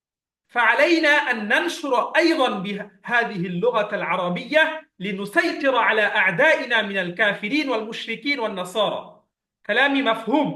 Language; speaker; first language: Arabic; non-native, fluent; Bangla